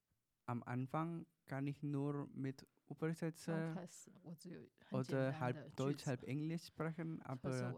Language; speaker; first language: German; non-native, learner; Chinese